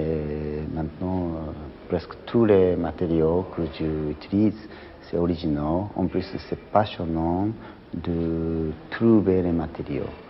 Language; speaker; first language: French; non-native, learner; Japanese